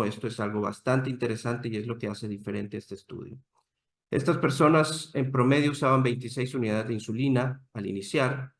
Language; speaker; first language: Spanish; native; Spanish